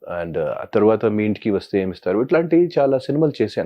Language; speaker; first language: Telugu; non-native, local second language; Hindi